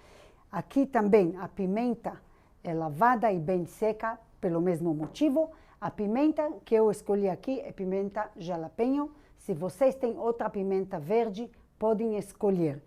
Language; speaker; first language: Portuguese; non-native, fluent; Hebrew